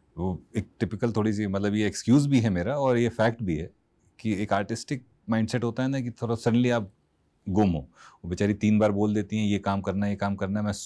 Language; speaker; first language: Hindi; native; Hindi